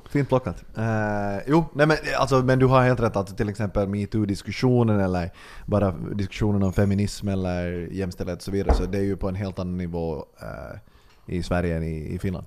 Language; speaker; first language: Swedish; native; Swedish